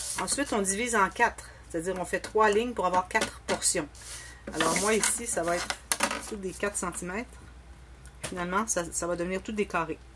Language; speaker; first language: French; native; French